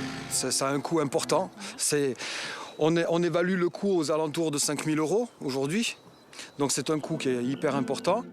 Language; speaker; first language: French; native; French